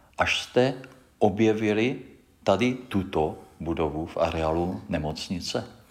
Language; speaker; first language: Czech; native; Czech